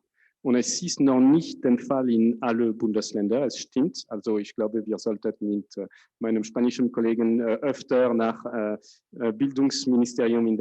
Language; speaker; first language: German; non-native, fluent; French